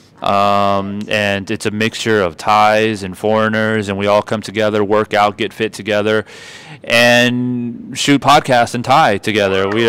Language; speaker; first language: English; native; English